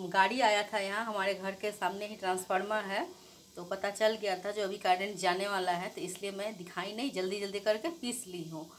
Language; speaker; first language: Hindi; native; Hindi